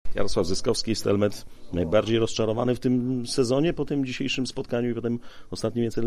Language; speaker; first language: Polish; native; Polish